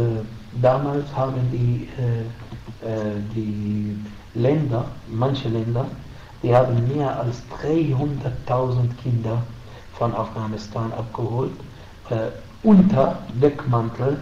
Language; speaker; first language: German; non-native, fluent; Arabic